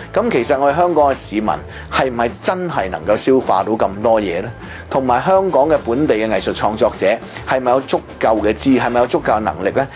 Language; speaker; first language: Cantonese; native; Cantonese